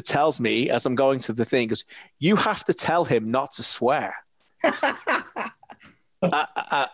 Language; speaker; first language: English; native; English